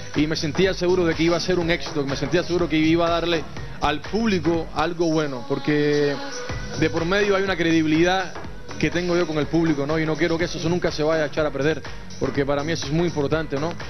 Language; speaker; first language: Spanish; native; Spanish